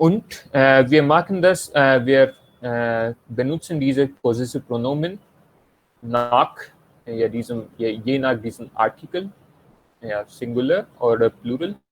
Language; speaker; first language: German; non-native, fluent; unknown